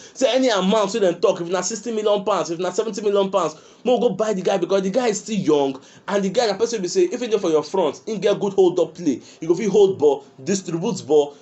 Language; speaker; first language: Nigerian Pidgin; non-native, local second language; Yoruba